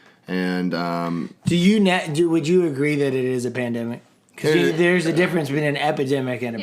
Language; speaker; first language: English; native; English